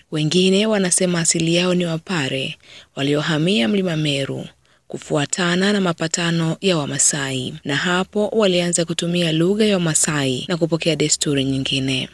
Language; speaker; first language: Swahili; native; Swahili